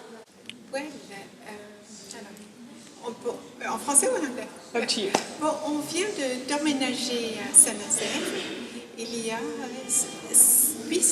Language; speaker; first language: French; non-native, fluent; English